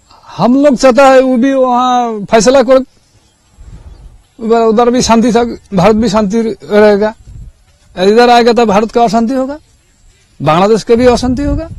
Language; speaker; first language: Hindi; non-native, local second language; Bangla